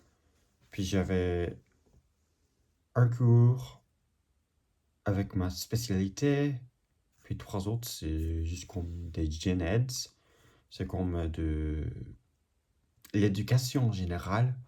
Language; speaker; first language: French; non-native, learner; English